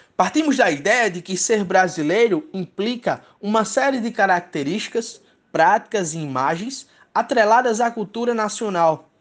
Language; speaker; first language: Portuguese; native; Portuguese